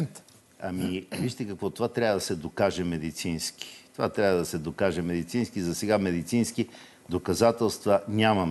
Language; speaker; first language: Bulgarian; native; Bulgarian